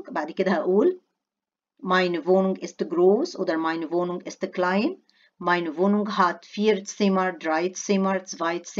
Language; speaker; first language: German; non-native, fluent; Arabic